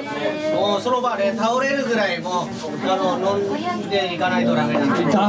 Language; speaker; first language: Japanese; non-native, fluent; Vietnamese